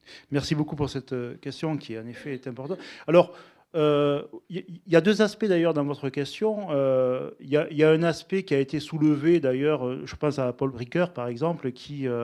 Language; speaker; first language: French; native; French